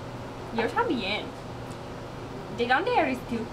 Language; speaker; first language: Spanish; non-native, learner; English